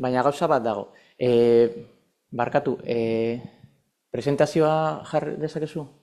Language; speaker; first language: Basque; non-native, local second language; Spanish